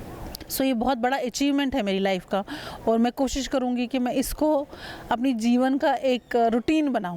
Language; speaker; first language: Hindi; native; Hindi